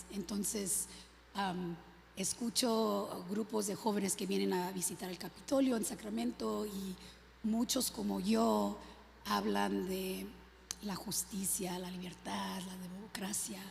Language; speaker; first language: Spanish; early bilingual, other home language; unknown